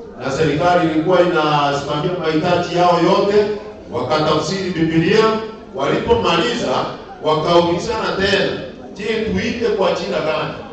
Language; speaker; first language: Swahili; non-native, local second language; Gusii